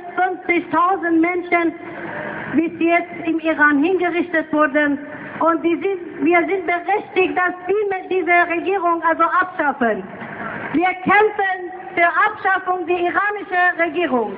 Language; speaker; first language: German; non-native, fluent; Persian